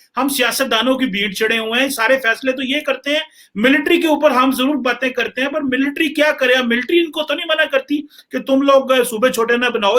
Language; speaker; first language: Hindi; non-native, local second language; Punjabi